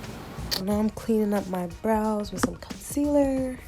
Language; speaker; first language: English; native; English